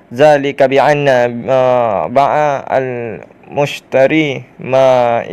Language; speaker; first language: Arabic; non-native, learner; Malay